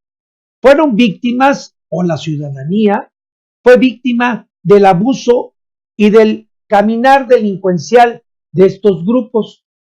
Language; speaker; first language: Spanish; native; Spanish